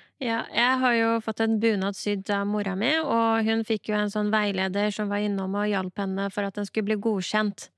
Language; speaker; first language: Norwegian; early bilingual, other home language; Persian